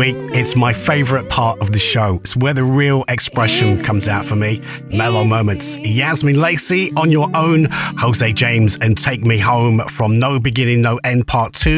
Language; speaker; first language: English; native; English